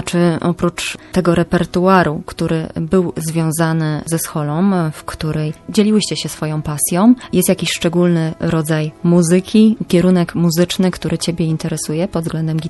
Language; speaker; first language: Polish; native; Polish